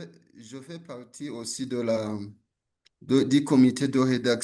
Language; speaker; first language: French; non-native, local second language; Rundi